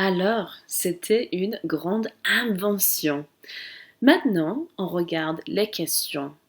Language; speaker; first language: French; non-native, fluent; English